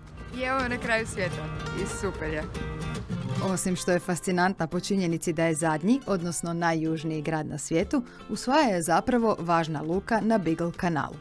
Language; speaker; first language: Croatian; native; Croatian